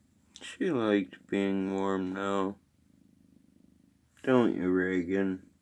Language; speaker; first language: English; native; English